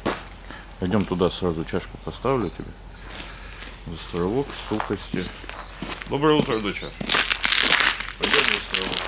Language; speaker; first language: Russian; native; Russian